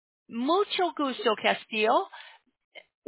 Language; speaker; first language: Spanish; non-native, learner; English